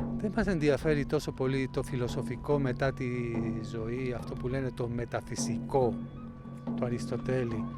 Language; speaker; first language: Greek; non-native, fluent; Spanish